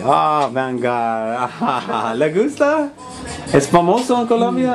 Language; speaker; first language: Spanish; non-native, learner; English